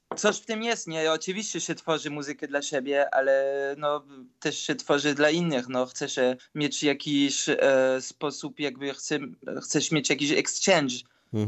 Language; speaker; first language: Polish; early bilingual, heritage; Polish